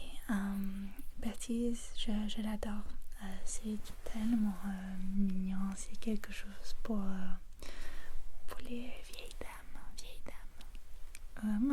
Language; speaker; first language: French; non-native, fluent; English